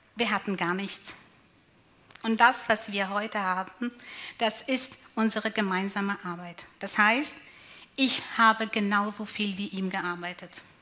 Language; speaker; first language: German; non-native, fluent; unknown